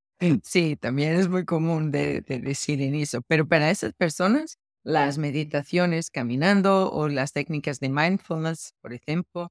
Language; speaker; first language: Spanish; non-native, fluent; Portuguese